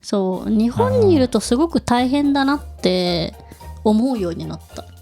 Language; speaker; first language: Japanese; native; Japanese